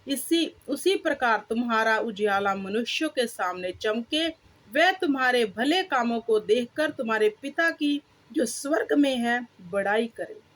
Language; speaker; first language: Hindi; non-native, local second language; Punjabi